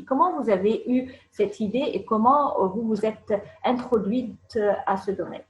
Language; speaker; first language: French; non-native, fluent; Arabic